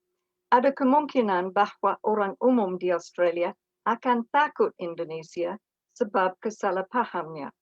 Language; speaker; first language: Indonesian; non-native, fluent; English